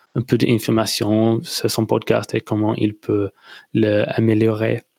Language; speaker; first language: French; non-native, fluent; English